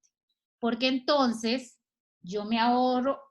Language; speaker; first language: Spanish; native; Spanish